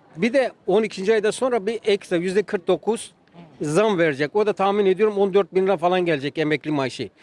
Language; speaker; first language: Turkish; native; Turkish